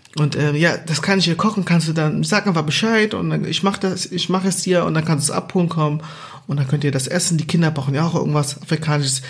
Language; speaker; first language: German; non-native, fluent; Portuguese